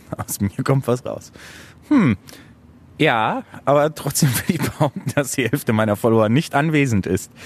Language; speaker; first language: German; native; German